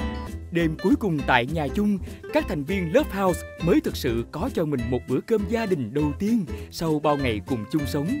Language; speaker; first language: Vietnamese; native; Vietnamese